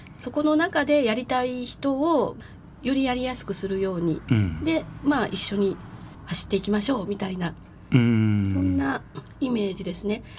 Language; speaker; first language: Japanese; native; Japanese